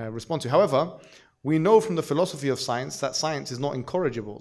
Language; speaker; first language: English; native; English